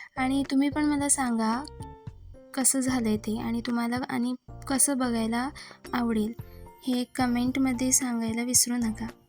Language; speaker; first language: Marathi; non-native, local second language; Konkani